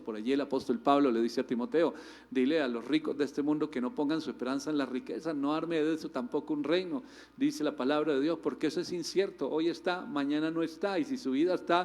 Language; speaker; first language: Spanish; native; Spanish